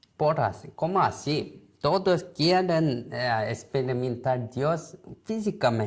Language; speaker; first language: Spanish; non-native, learner; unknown